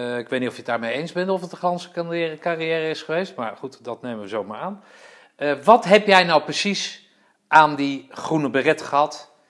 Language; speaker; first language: Dutch; native; Dutch